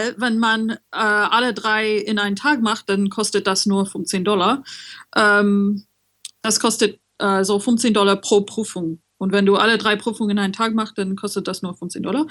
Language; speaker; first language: German; non-native, fluent; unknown